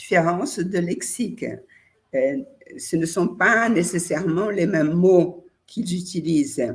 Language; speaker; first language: French; non-native, fluent; Portuguese